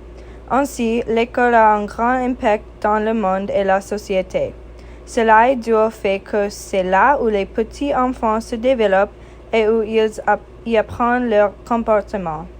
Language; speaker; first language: French; non-native, fluent; English